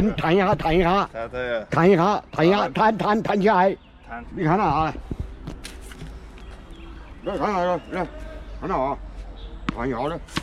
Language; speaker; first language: Chinese; native; Chinese